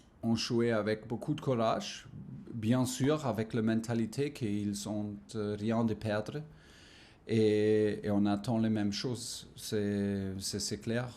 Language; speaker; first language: French; non-native, learner; German